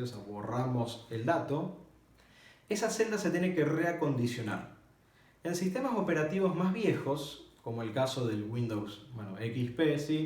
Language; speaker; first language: Spanish; native; Spanish